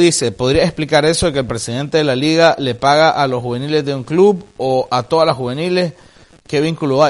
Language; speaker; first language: Spanish; native; Spanish